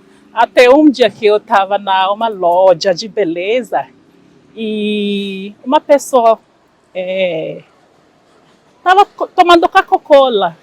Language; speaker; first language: Portuguese; non-native, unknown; Igbo